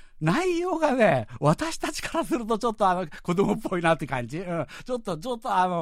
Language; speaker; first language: Japanese; non-native, fluent; Korean